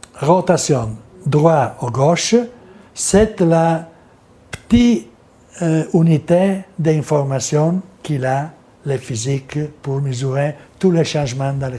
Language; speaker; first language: French; non-native, learner; Italian